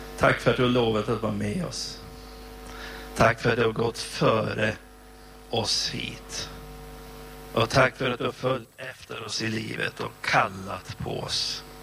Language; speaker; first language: Swedish; native; Swedish